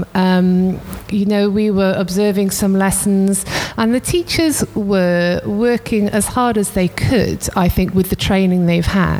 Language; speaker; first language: English; native; English